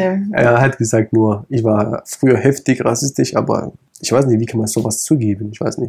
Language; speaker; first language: German; non-native, fluent; Kurdish